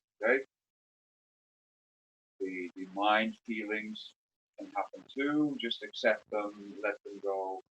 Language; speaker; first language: English; native; English